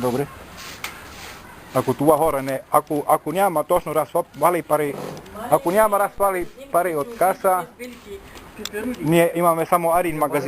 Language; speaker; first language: Bulgarian; non-native, learner; Finnish